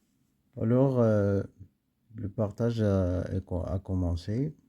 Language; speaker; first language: French; non-native, local second language; Arabic